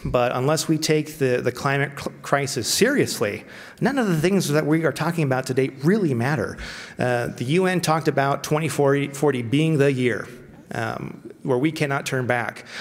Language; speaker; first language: English; native; English